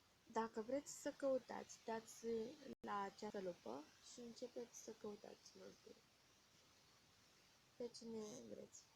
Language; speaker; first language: Romanian; native; Romanian